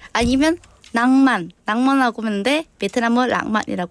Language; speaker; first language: Korean; non-native, learner; Vietnamese